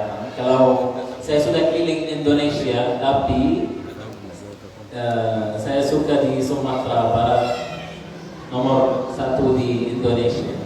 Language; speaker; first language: Indonesian; non-native, learner; Arabic